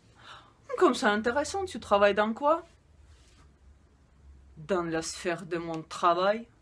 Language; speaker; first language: French; non-native, fluent; Russian